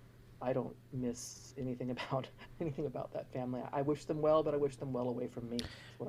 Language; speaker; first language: English; native; English